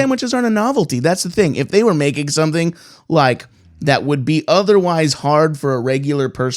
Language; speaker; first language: English; native; English